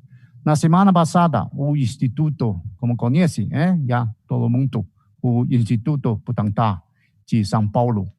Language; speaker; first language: Portuguese; non-native, fluent; Chinese